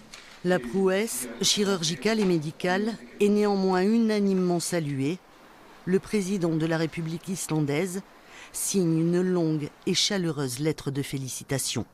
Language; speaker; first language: French; native; French